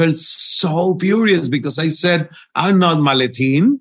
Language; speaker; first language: English; non-native, fluent; Spanish